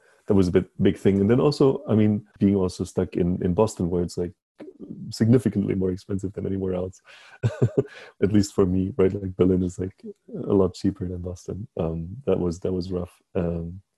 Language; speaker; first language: English; non-native, fluent; German